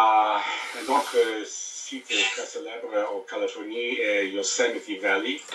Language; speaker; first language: French; non-native, learner; English